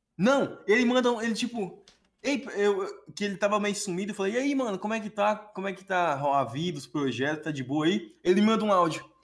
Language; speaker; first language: Portuguese; native; Portuguese